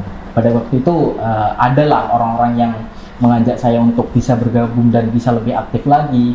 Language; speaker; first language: Indonesian; non-native, local second language; Javanese